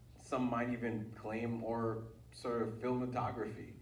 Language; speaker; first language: English; early bilingual, other home language; Haitian Creole